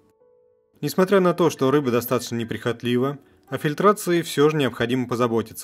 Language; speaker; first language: Russian; native; Russian